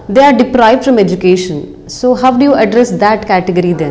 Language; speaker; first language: English; non-native, local second language; Kannada